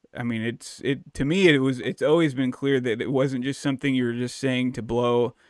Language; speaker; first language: English; native; English